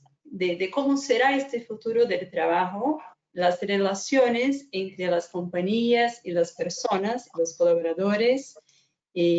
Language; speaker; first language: Spanish; non-native, fluent; Portuguese